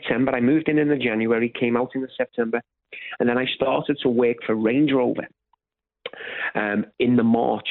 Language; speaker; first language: English; native; English